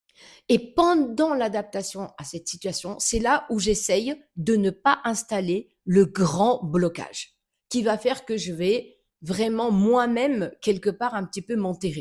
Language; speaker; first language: French; native; French